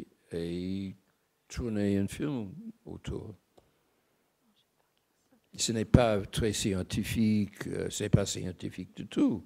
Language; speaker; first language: French; non-native, fluent; English